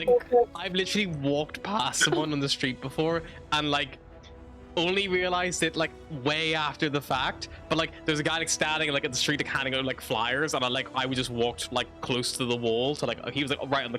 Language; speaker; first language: English; native; English